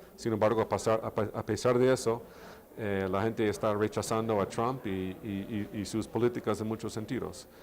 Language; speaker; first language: Spanish; non-native, fluent; English